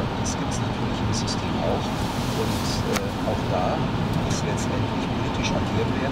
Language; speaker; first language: German; native; German